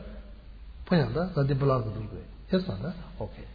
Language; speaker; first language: Russian; non-native, learner; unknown